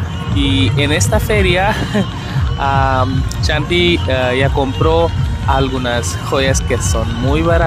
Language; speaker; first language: Spanish; non-native, learner; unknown